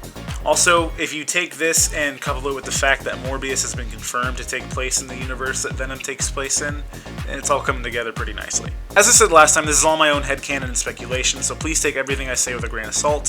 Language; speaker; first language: English; native; English